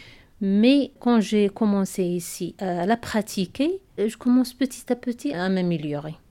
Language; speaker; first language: French; non-native, learner; Arabic